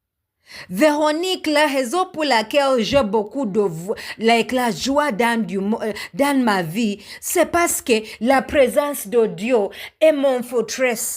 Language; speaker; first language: French; non-native, learner; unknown